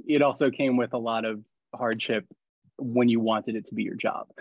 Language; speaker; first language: English; native; English